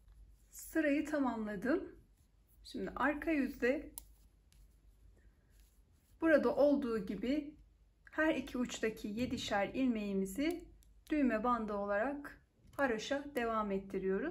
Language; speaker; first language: Turkish; native; Turkish